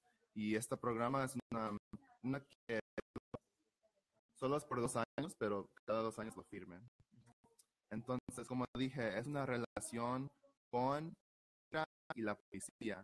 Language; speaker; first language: Spanish; early bilingual, heritage; Spanish